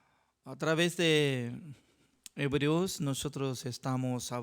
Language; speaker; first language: Spanish; non-native, learner; Korean